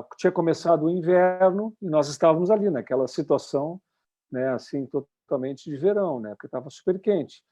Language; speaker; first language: Portuguese; native; Portuguese